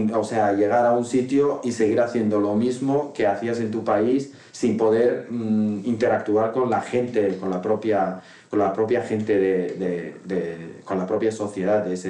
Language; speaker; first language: Spanish; non-native, fluent; Arabic